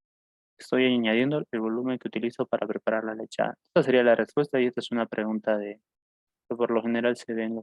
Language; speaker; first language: Spanish; native; Spanish